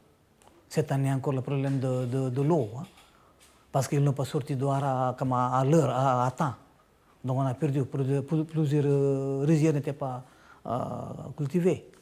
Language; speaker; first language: French; non-native, local second language; Malagasy